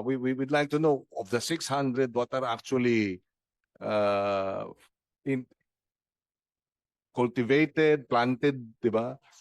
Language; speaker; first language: English; non-native, local second language; Filipino